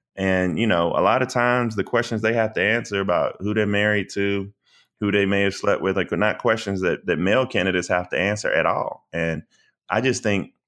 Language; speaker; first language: English; native; English